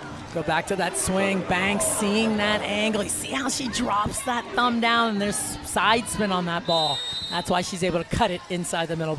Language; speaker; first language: English; native; English